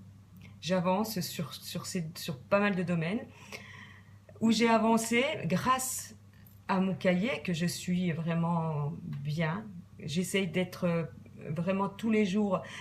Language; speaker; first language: French; native; French